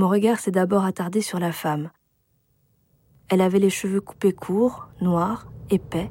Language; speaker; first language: French; native; French